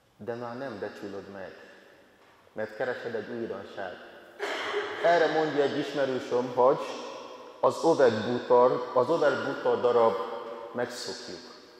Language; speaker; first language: Hungarian; non-native, fluent; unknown